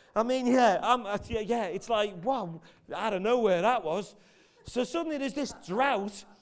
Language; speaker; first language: English; native; English